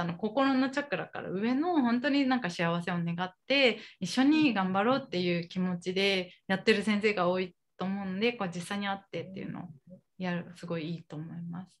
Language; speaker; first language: Japanese; native; Japanese